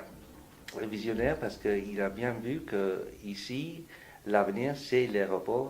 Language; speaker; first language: French; non-native, fluent; English